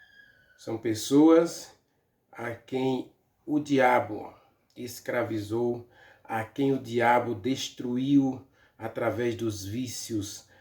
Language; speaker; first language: Portuguese; native; Portuguese